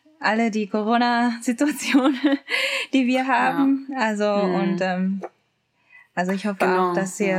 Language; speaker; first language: German; non-native, learner; Japanese